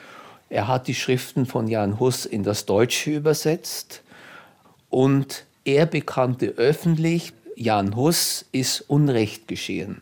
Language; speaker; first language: German; native; German